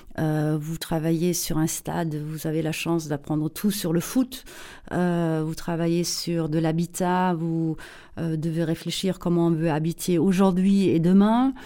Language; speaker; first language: French; non-native, fluent; German